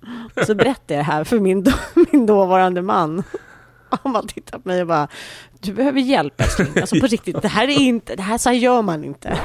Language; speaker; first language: Swedish; native; Swedish